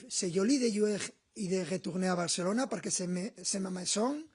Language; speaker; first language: French; non-native, fluent; Spanish